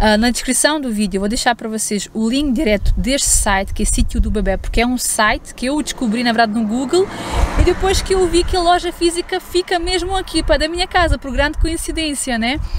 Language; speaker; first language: Portuguese; non-native, fluent; Ukrainian